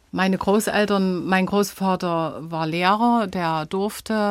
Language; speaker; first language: German; native; German